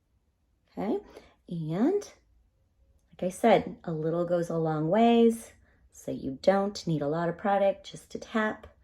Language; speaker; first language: English; native; English